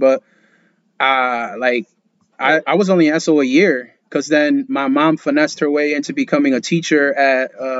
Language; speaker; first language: English; early bilingual, other home language; Spanish